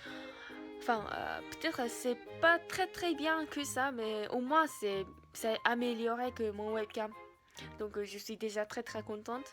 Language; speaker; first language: French; non-native, learner; Japanese